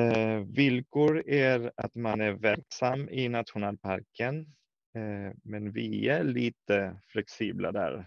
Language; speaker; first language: Swedish; non-native, fluent; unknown